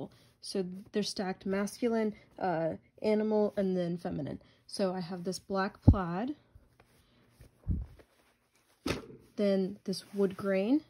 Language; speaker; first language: English; native; English